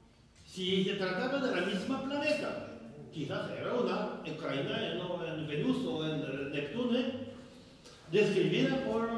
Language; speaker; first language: Spanish; non-native, fluent; French